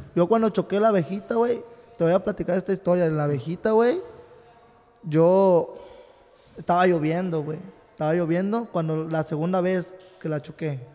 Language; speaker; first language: Spanish; native; Spanish